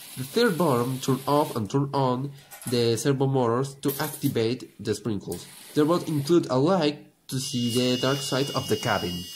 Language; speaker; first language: English; non-native, learner; Spanish